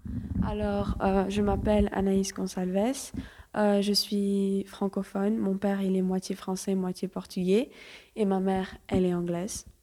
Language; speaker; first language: French; early bilingual, heritage; French